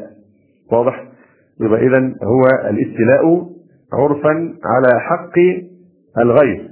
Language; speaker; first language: Arabic; native; Arabic